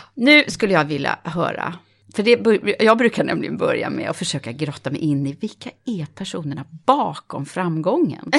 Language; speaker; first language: Swedish; native; Swedish